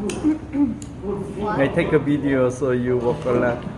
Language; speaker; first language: English; non-native, learner; Korean